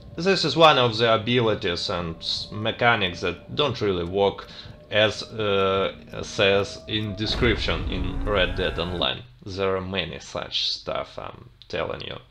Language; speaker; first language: English; non-native, fluent; Russian